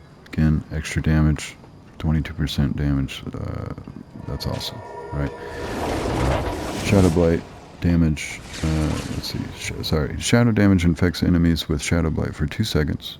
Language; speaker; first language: English; native; English